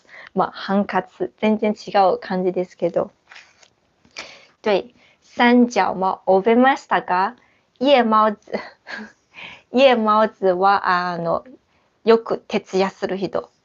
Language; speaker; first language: Japanese; non-native, fluent; Chinese